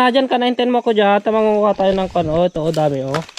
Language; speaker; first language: Filipino; non-native, local second language; Iloko